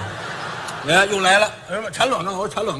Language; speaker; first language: Chinese; native; Chinese